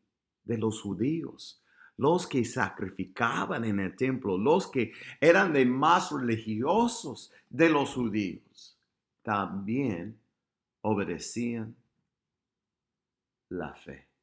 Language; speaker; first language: Spanish; non-native, fluent; English